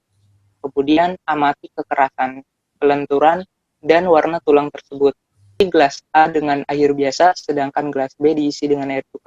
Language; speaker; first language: Indonesian; native; Indonesian